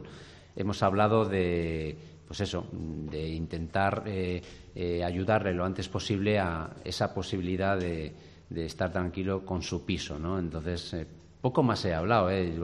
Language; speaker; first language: Spanish; native; Spanish